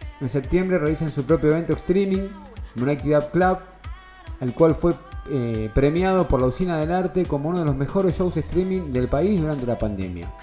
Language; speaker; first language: Spanish; native; Spanish